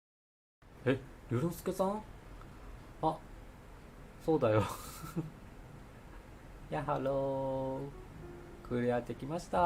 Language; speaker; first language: Japanese; non-native, learner; Chinese